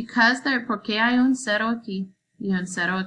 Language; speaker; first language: Spanish; non-native, learner; English